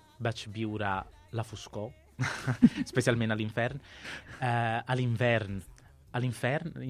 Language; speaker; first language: Catalan; non-native, fluent; Sicilian